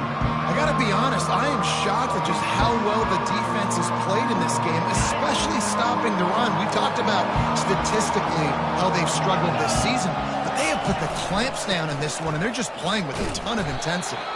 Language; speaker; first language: English; native; English